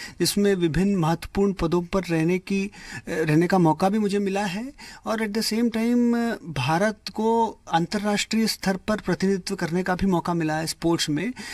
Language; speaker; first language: Hindi; non-native, local second language; Kannada